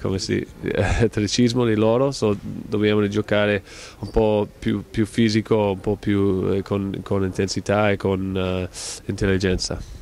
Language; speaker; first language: Italian; non-native, fluent; English